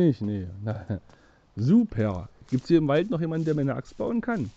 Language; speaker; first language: German; native; German